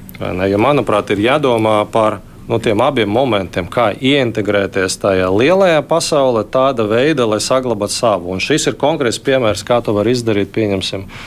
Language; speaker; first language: Latvian; non-native, local second language; Russian